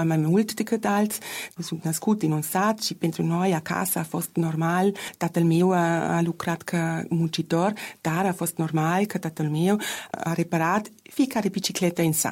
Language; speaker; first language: Romanian; non-native, learner; German